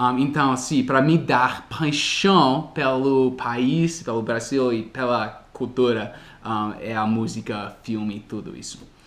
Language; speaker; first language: Portuguese; non-native, fluent; English